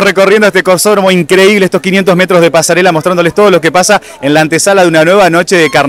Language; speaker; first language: Spanish; native; Spanish